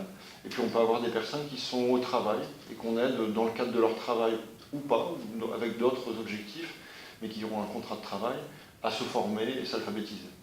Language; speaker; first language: French; native; French